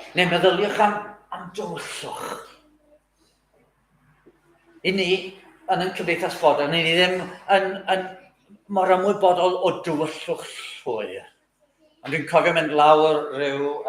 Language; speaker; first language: Welsh; native; Welsh